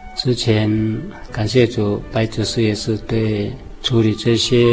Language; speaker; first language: Chinese; non-native, local second language; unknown